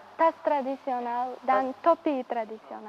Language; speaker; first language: Indonesian; non-native, learner; Uzbek